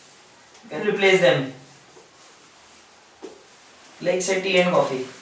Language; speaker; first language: English; non-native, local second language; Hindi